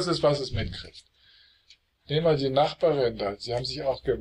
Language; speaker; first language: German; native; German